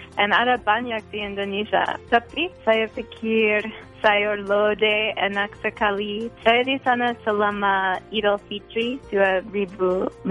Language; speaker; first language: Indonesian; non-native, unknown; English